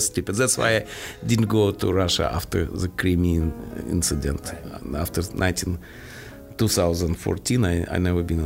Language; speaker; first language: English; non-native, fluent; Russian